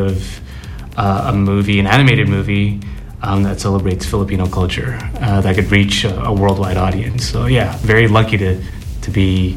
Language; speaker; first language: English; early bilingual, other home language; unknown